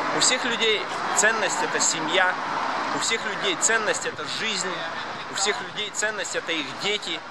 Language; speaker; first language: Russian; non-native, local second language; Latvian